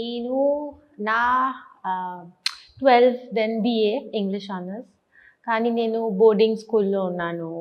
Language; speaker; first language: Telugu; non-native, learner; Bangla